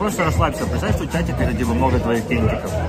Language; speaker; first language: Russian; native; Russian